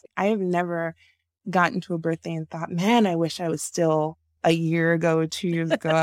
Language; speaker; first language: English; non-native, local second language; Yoruba